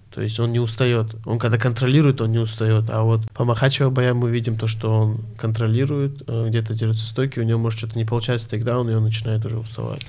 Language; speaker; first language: Russian; early bilingual, other home language; Azerbaijani